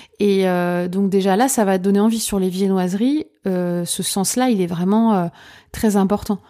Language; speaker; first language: French; native; French